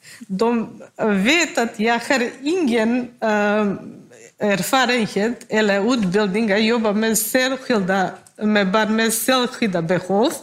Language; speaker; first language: Swedish; non-native, learner; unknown